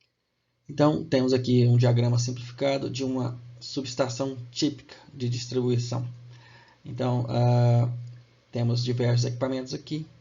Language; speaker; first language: Portuguese; native; Portuguese